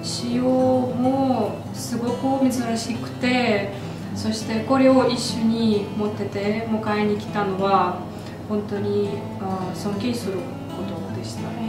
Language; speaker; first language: Japanese; non-native, learner; Russian